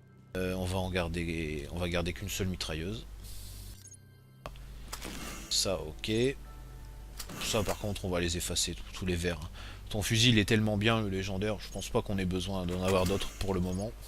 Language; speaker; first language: French; native; French